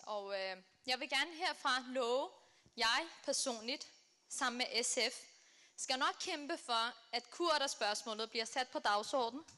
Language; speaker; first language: Danish; early bilingual, other home language; Kurdish